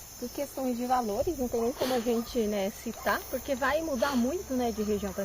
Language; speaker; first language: Portuguese; native; Portuguese